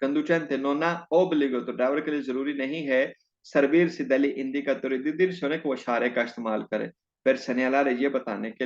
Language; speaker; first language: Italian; non-native, fluent; Urdu